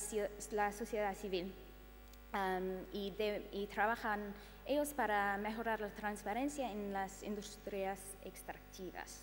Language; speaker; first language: Spanish; non-native, fluent; English